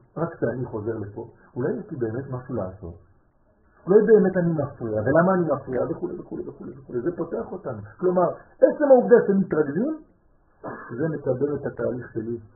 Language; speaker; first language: Hebrew; non-native, fluent; French